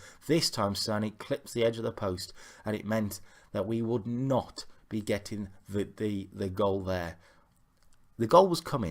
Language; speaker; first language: English; native; English